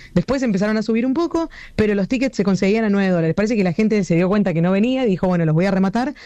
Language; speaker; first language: Spanish; native; Spanish